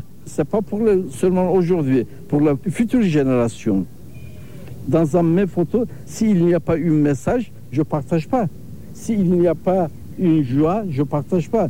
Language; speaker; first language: French; non-native, learner; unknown